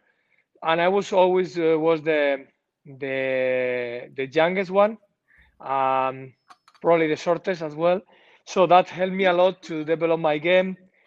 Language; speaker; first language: English; non-native, learner; Spanish